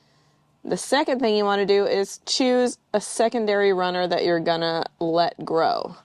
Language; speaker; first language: English; native; English